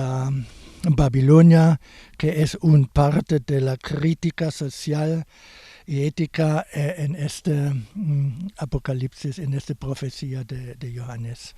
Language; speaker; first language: Spanish; non-native, fluent; German